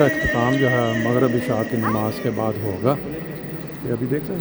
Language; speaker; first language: Urdu; native; Urdu